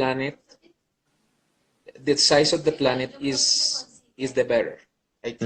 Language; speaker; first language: English; non-native, learner; Spanish